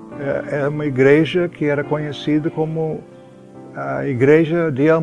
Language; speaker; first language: Portuguese; non-native, fluent; English